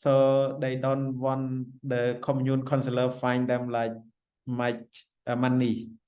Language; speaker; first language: English; non-native, fluent; Khmer